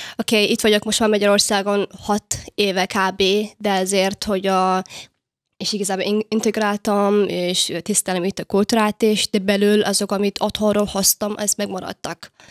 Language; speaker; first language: Hungarian; non-native, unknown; Somali